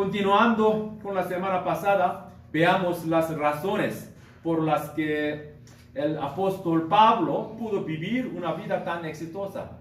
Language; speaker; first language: Spanish; non-native, learner; Korean